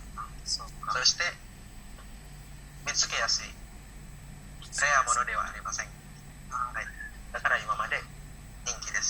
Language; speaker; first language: Japanese; non-native, learner; Indonesian